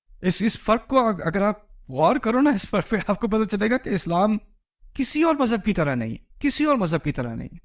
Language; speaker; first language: Urdu; early bilingual, heritage; Urdu